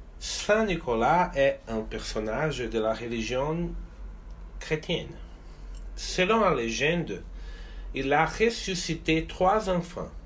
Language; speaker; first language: French; non-native, fluent; Portuguese